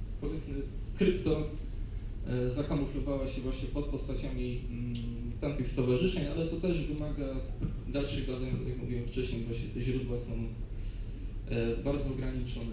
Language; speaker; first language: Polish; native; Polish